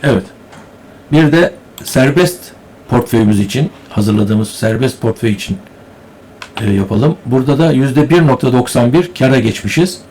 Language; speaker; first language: Turkish; native; Turkish